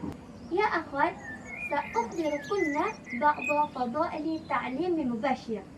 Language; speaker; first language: Arabic; non-native, fluent; Indonesian